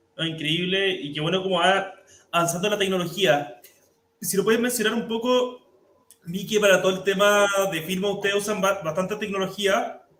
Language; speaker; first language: Spanish; native; Spanish